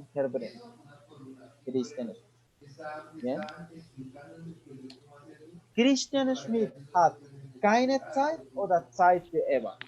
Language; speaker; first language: German; non-native, fluent; Spanish